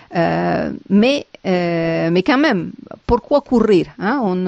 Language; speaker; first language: French; non-native, fluent; Spanish